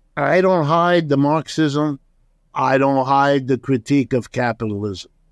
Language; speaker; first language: English; early bilingual, other home language; German